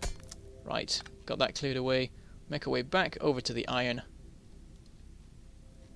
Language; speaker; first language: English; native; English